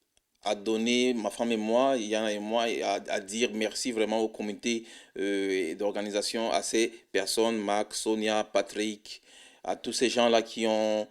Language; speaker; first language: French; non-native, fluent; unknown